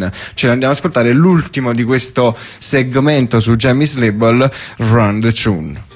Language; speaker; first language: Italian; native; Italian